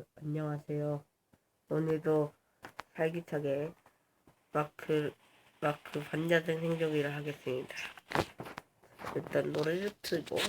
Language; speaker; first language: Korean; native; Korean